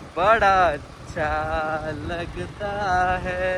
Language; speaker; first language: Hindi; non-native, local second language; Marathi